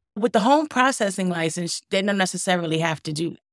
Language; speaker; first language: English; native; English